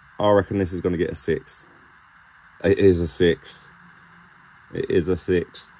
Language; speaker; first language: English; native; English